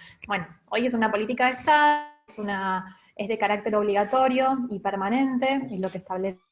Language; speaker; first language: Spanish; native; Spanish